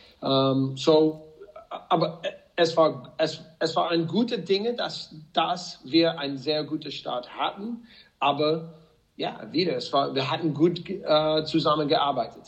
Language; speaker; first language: German; non-native, fluent; English